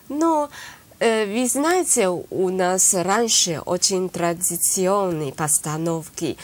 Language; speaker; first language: Russian; non-native, learner; Chinese